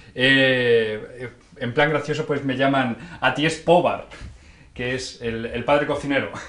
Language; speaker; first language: Spanish; native; Spanish